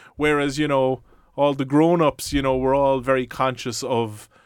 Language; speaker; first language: English; native; English